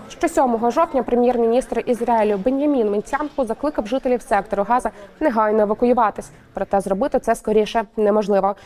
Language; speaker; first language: Ukrainian; native; Ukrainian